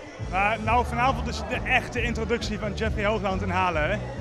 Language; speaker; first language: Dutch; native; Dutch